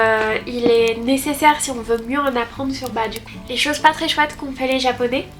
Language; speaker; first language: French; native; French